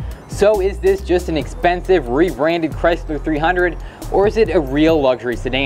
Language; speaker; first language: English; native; English